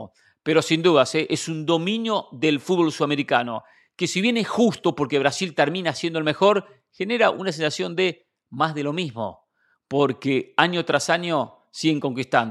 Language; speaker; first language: Spanish; native; Spanish